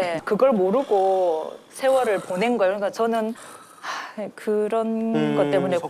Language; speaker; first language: Korean; native; Korean